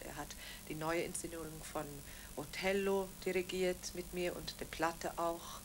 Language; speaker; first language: German; non-native, fluent; Welsh